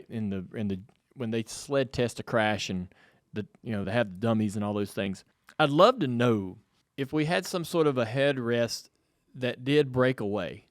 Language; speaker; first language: English; native; English